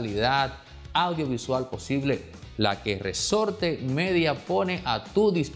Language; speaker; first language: Spanish; native; Spanish